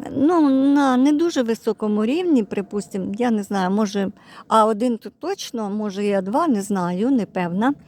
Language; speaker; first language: Ukrainian; non-native, local second language; Russian